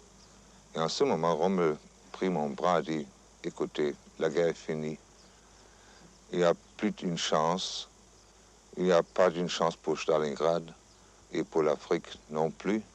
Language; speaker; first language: French; non-native, fluent; German